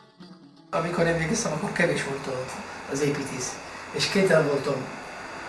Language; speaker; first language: Hungarian; non-native, fluent; Arabic